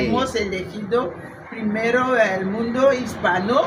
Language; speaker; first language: Spanish; non-native, fluent; French